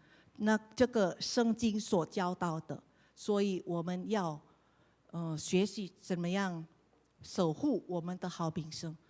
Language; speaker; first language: Chinese; non-native, learner; Indonesian